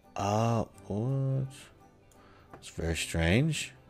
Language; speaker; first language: English; native; English